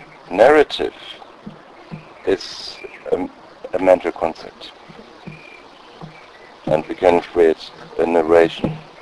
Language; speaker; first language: English; non-native, fluent; German